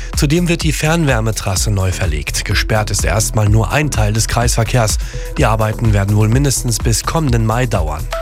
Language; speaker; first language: German; native; German